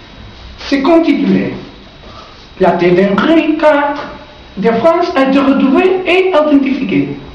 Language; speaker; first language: French; non-native, learner; Spanish